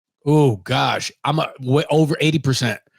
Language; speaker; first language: English; native; English